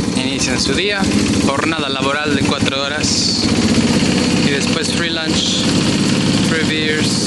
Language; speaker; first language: Spanish; native; Spanish